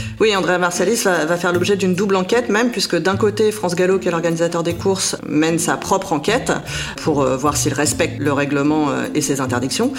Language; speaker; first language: French; native; French